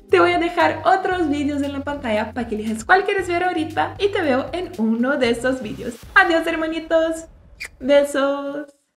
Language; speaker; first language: Spanish; non-native, fluent; Portuguese